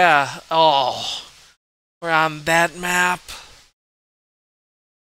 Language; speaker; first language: English; native; English